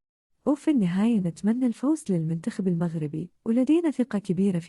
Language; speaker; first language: Arabic; native; Arabic